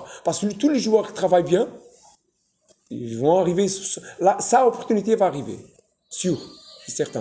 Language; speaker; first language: French; non-native, fluent; Portuguese